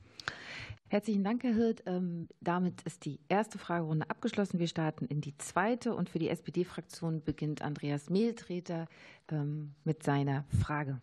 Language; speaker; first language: German; native; German